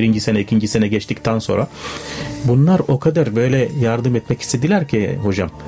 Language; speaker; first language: Turkish; non-native, fluent; Arabic